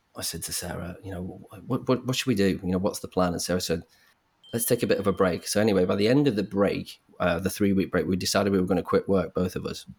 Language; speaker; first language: English; native; English